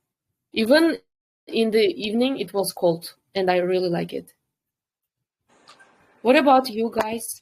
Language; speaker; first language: English; non-native, fluent; Kyrgyz